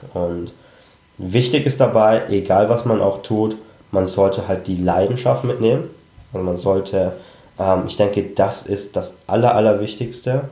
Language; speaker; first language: German; early bilingual, other home language; Cantonese